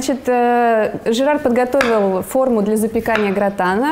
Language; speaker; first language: Russian; native; Russian